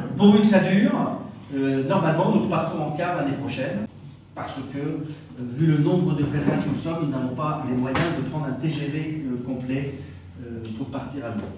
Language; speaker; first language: French; native; French